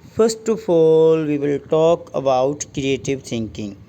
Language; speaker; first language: English; non-native, local second language; Punjabi